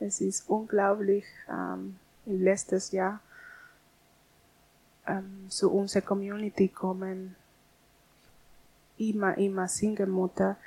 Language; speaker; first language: German; non-native, learner; Spanish